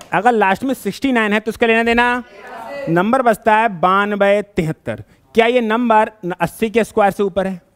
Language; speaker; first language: Hindi; native; Hindi